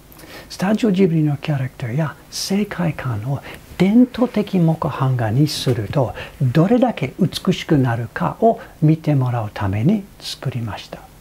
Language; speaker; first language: Japanese; non-native, fluent; English